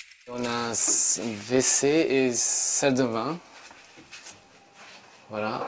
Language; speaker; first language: French; non-native, learner; Japanese